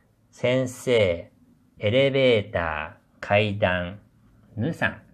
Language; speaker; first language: Japanese; native; Japanese